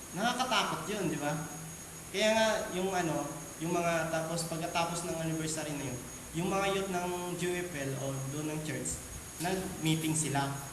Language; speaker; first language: Filipino; non-native, local second language; Cebuano